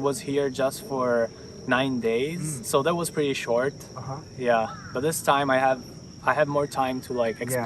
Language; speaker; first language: English; non-native, fluent; Italian